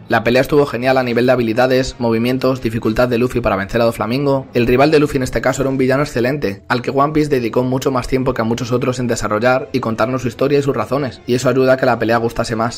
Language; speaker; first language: Spanish; native; Spanish